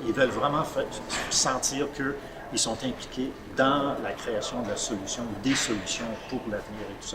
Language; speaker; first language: French; native; French